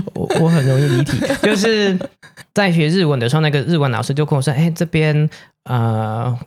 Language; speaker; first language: Chinese; non-native, fluent; English